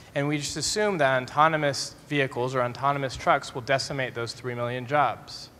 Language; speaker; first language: English; native; English